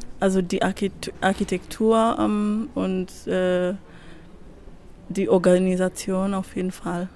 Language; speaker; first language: German; non-native, fluent; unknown